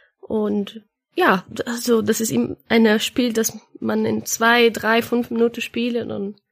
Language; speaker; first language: German; non-native, learner; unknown